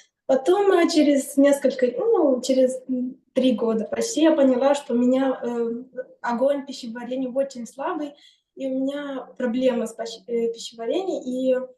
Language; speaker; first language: Russian; non-native, fluent; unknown